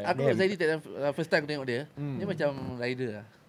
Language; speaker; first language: Malay; native; Malay